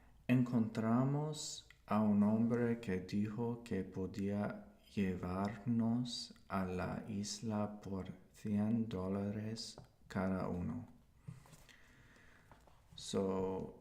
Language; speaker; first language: Spanish; non-native, learner; English